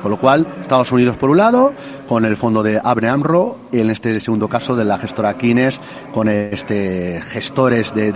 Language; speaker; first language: Spanish; native; Spanish